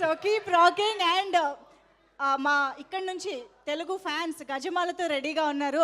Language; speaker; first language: Telugu; native; Telugu